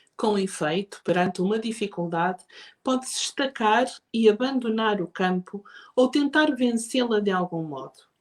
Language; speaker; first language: Portuguese; native; Portuguese